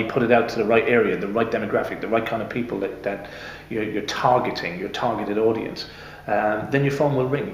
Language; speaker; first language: English; native; English